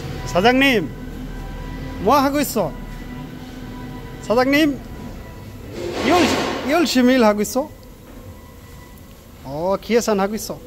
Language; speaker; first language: Korean; non-native, learner; Bangla